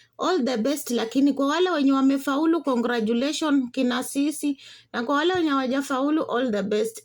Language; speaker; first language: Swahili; non-native, local second language; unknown